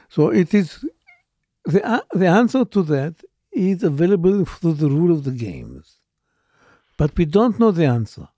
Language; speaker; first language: English; non-native, fluent; Hebrew